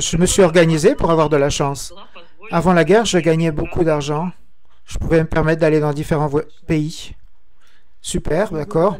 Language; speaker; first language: French; non-native, fluent; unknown